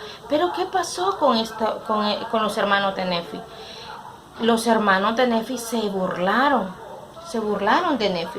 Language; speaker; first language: Spanish; native; Spanish